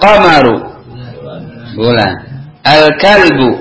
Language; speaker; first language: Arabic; non-native, fluent; Indonesian